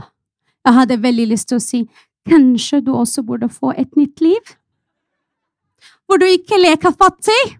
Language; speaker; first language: Norwegian; non-native, fluent; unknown